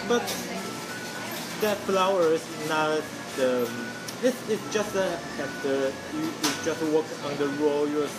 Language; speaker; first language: English; non-native, learner; Chinese